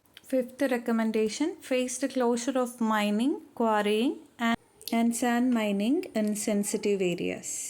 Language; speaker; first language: English; non-native, local second language; Malayalam